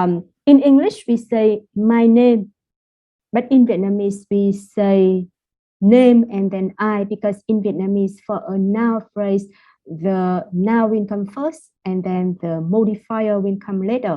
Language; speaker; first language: English; non-native, fluent; Vietnamese